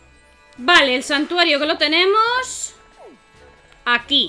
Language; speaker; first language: Spanish; native; Spanish